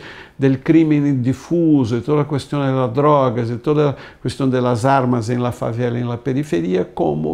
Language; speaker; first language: Portuguese; non-native, fluent; Spanish